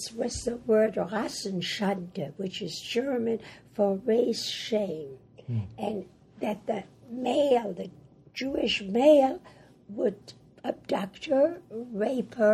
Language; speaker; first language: English; early bilingual, other home language; German